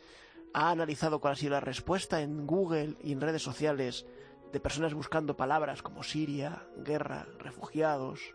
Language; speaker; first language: Spanish; native; Spanish